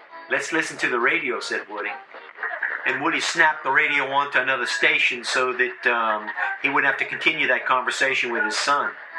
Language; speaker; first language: English; early bilingual, other home language; French